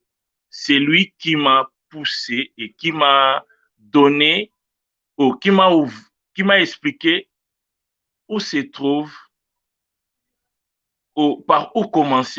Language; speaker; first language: French; non-native, local second language; Luba-Lulua